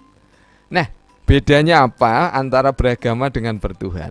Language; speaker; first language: Indonesian; native; Indonesian